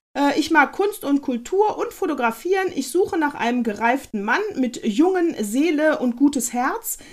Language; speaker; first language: German; native; German